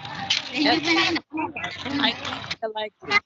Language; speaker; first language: English; non-native, learner; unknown